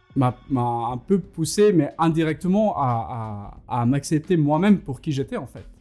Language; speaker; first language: French; non-native, fluent; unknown